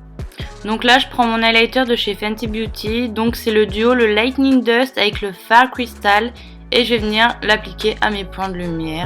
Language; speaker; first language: French; native; French